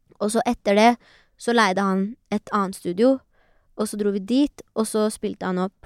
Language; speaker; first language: Norwegian; early bilingual, other home language; Persian